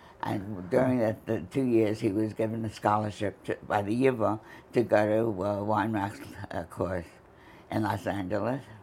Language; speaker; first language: English; native; English